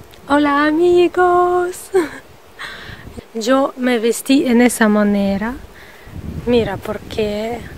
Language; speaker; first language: Spanish; non-native, learner; Russian